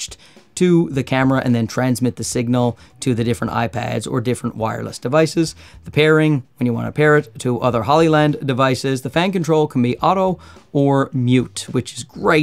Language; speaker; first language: English; native; English